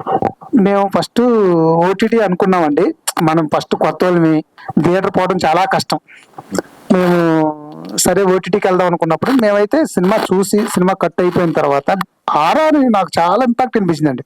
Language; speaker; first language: Telugu; native; Telugu